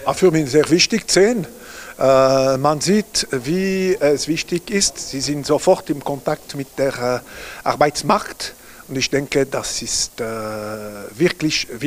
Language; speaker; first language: German; non-native, local second language; French